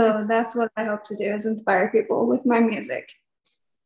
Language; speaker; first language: English; native; English